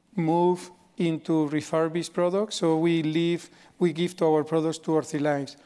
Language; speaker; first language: English; non-native, fluent; Spanish